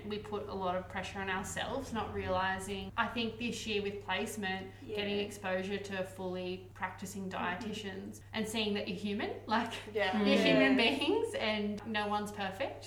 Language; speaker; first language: English; native; English